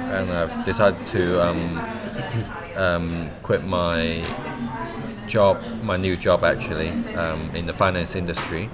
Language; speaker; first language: English; non-native, local second language; Cantonese